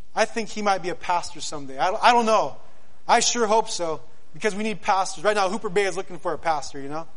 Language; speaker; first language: English; native; English